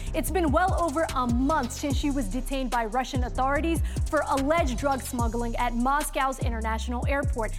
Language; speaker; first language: English; non-native, fluent; Somali